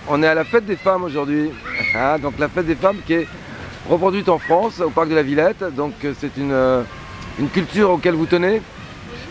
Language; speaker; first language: French; native; French